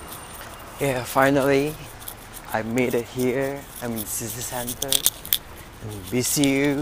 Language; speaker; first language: English; non-native, learner; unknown